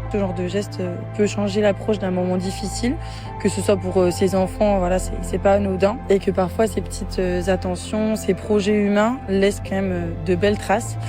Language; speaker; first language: French; native; French